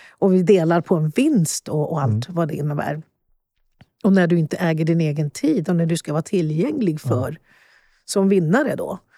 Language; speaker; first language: Swedish; early bilingual, other home language; Spanish